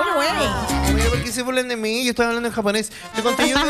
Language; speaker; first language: Spanish; native; Spanish